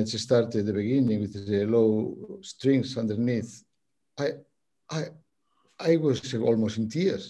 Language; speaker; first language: English; non-native, fluent; Spanish